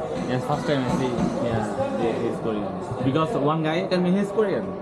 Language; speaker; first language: English; non-native, learner; Bangla